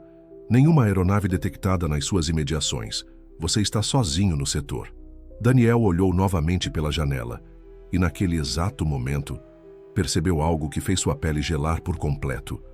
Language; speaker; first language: Portuguese; native; Portuguese